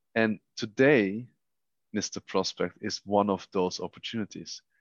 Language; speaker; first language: English; non-native, fluent; Dutch